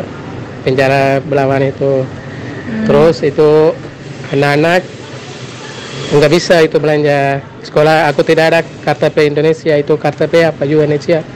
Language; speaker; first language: Indonesian; non-native, learner; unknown